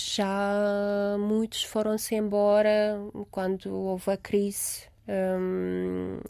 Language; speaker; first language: Portuguese; non-native, fluent; Romanian